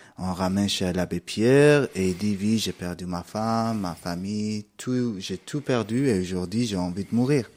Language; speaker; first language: French; non-native, fluent; Persian